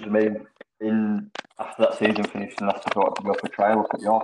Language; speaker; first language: English; native; English